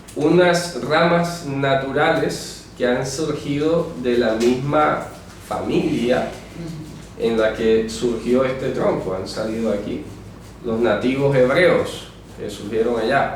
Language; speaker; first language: Spanish; native; Spanish